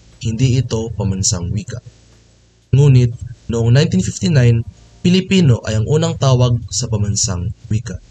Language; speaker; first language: Filipino; non-native, local second language; Cebuano